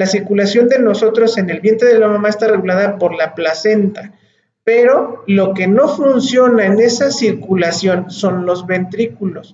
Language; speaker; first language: Spanish; native; Spanish